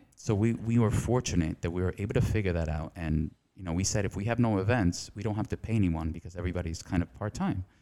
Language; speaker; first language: English; non-native, fluent; Spanish